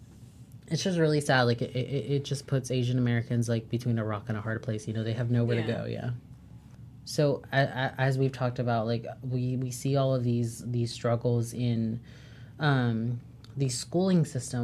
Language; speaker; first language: English; native; English